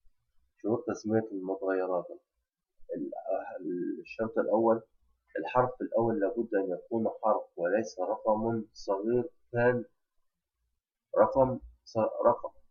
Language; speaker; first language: Arabic; native; Arabic